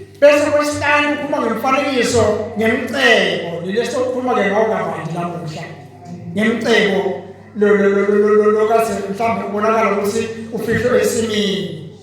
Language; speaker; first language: Zulu; non-native, local second language; Swati